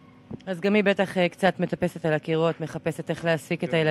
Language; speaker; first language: Hebrew; native; Hebrew